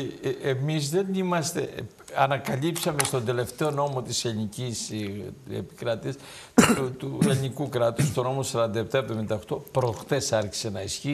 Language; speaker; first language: Greek; native; Greek